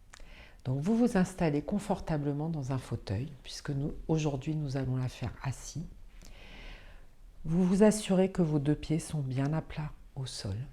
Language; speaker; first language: French; native; French